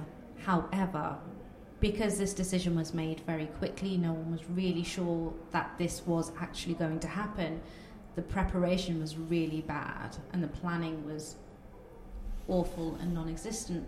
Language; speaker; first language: English; non-native, local second language; Bangla